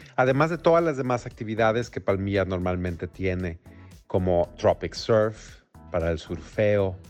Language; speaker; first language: Spanish; native; Spanish